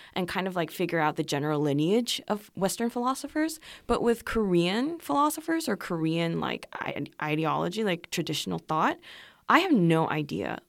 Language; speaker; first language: English; non-native, fluent; Korean